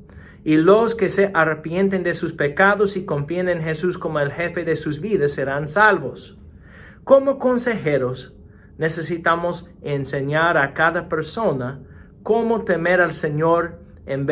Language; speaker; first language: Spanish; non-native, fluent; English